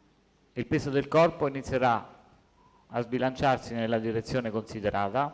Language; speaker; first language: Italian; native; Italian